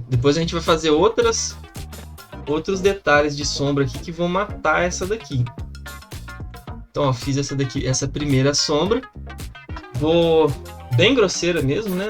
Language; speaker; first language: Portuguese; native; Portuguese